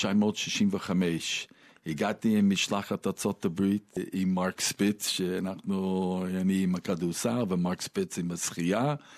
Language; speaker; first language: Hebrew; non-native, fluent; English